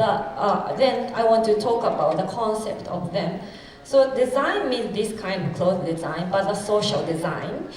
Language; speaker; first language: English; non-native, fluent; Japanese